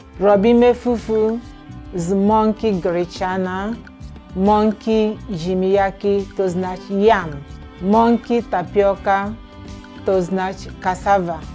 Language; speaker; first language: Polish; non-native, learner; Igbo